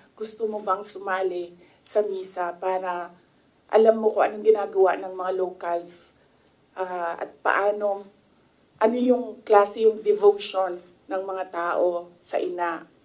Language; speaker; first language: Filipino; non-native, local second language; Cebuano